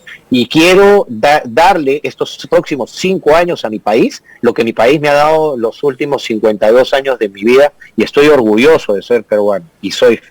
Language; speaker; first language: Spanish; native; Spanish